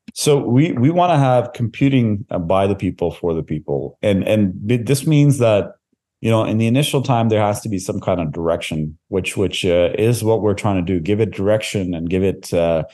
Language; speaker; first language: English; native; English